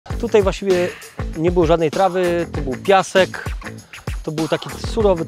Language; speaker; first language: Polish; native; Polish